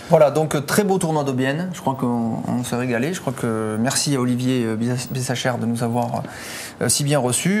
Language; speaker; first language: French; native; French